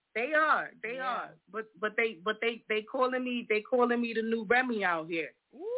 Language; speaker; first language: English; native; English